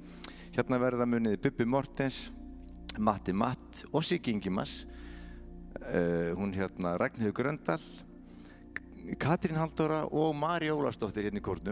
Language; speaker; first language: Icelandic; native; Icelandic